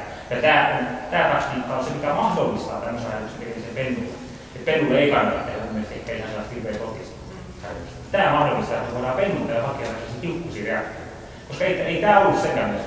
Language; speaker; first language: Finnish; native; Finnish